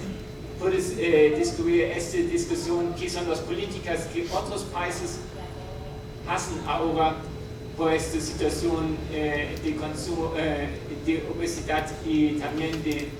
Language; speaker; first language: Spanish; non-native, learner; German